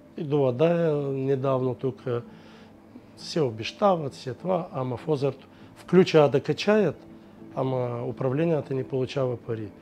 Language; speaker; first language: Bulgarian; native; Bulgarian